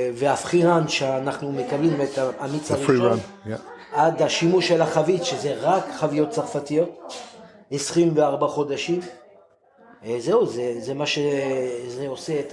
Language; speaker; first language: Hebrew; non-native, fluent; French